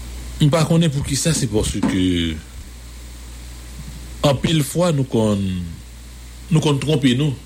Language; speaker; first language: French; non-native, local second language; Haitian Creole